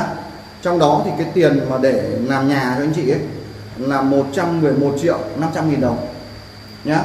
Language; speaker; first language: Vietnamese; native; Vietnamese